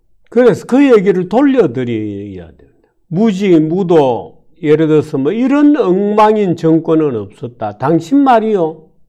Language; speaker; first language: Korean; native; Korean